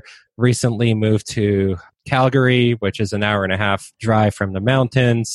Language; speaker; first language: English; non-native, fluent; Polish